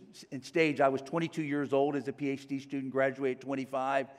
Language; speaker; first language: English; native; English